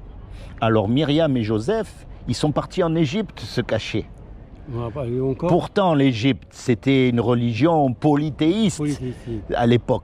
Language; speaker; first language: French; native; French